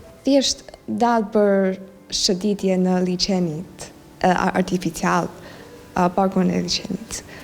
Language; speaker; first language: Albanian; non-native, learner; Chinese